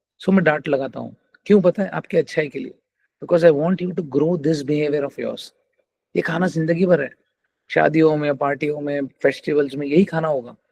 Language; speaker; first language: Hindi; non-native, local second language; Telugu